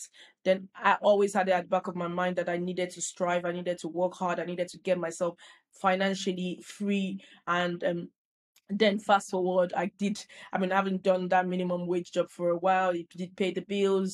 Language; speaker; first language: English; non-native, local second language; Yoruba